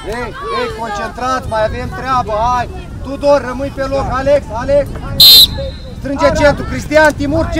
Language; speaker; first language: Romanian; native; Romanian